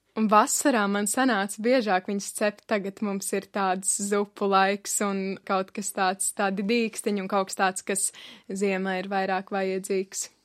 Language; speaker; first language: Latvian; native; Latvian